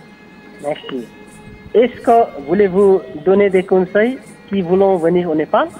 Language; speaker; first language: French; non-native, learner; Nepali